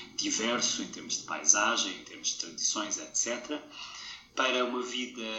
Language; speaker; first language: Portuguese; native; Portuguese